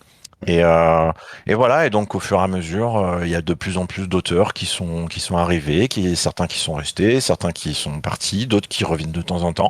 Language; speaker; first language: French; native; French